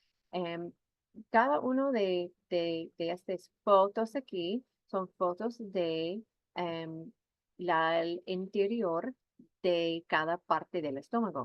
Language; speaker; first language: Spanish; non-native, fluent; English